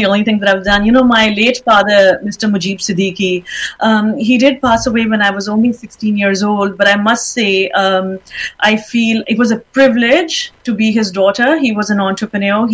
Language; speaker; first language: English; non-native, local second language; Urdu